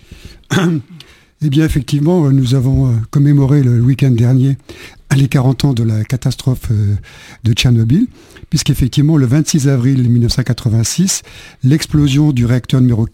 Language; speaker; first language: French; native; French